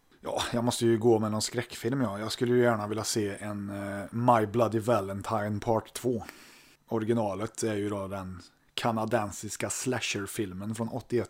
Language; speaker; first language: Swedish; native; Swedish